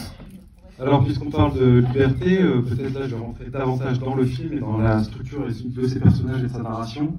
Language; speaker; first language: French; native; French